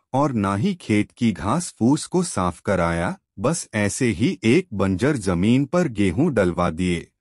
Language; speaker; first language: Hindi; native; Hindi